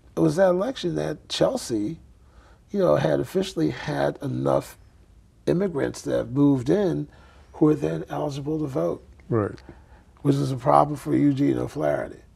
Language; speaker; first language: English; native; English